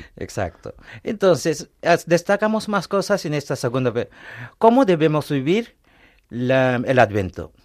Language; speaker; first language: Spanish; non-native, fluent; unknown